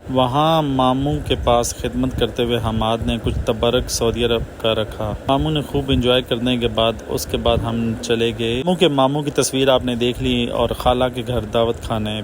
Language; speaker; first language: Urdu; non-native, local second language; Punjabi